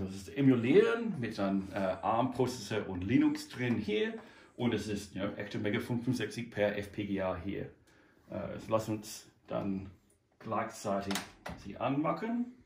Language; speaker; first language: German; non-native, learner; English